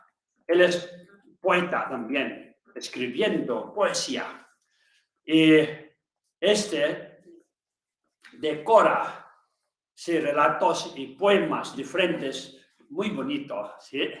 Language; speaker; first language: Spanish; non-native, learner; Tibetan